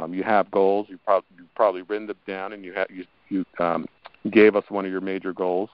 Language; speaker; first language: English; native; English